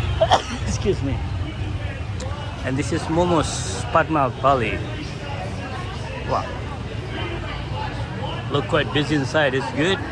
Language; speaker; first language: English; non-native, local second language; Indonesian